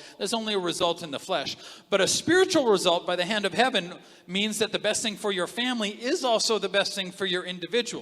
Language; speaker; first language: English; native; English